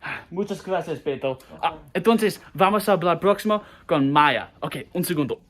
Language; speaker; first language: Spanish; non-native, learner; English